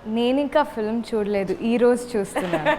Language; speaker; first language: Telugu; non-native, local second language; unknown